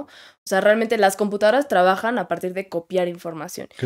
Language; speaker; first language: Spanish; native; Spanish